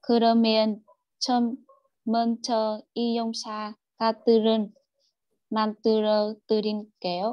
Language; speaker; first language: Korean; non-native, learner; Vietnamese